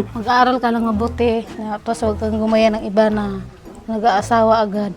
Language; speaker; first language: Filipino; non-native, local second language; Cebuano